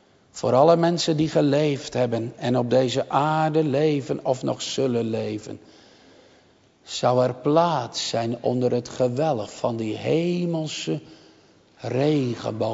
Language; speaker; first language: Dutch; native; Dutch